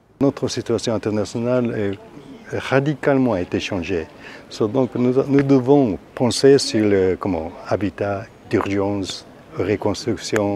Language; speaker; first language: French; non-native, learner; Japanese